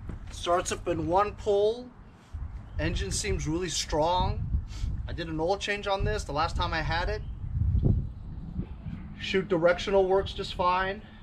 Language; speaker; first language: English; native; English